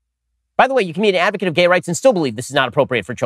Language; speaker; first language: English; native; English